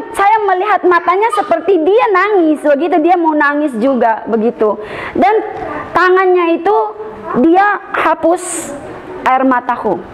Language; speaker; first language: Indonesian; non-native, learner; Filipino